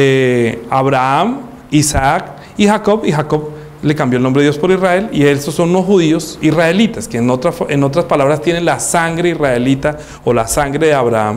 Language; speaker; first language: Spanish; native; Spanish